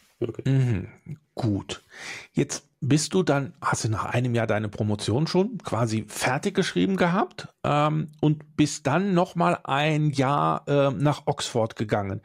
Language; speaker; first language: German; native; German